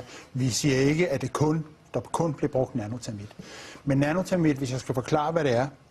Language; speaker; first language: Danish; native; Danish